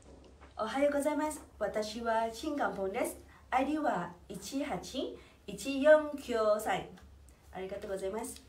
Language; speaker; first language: Japanese; non-native, learner; Malay